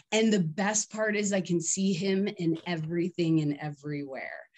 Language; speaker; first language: English; native; English